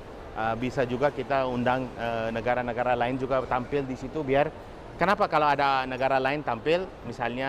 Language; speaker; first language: Indonesian; non-native, fluent; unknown